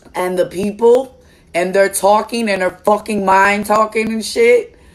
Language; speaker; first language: English; native; English